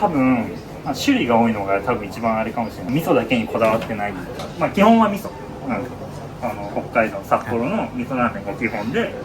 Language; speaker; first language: Japanese; native; Japanese